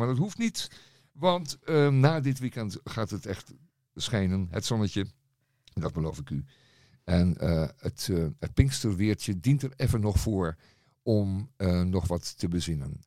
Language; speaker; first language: Dutch; native; Dutch